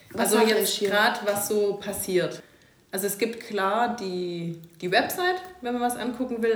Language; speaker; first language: German; native; German